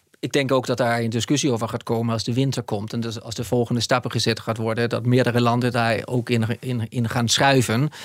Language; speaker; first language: Dutch; non-native, fluent; Danish